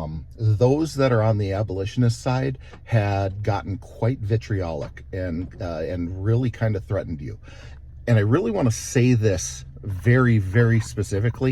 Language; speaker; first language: English; native; English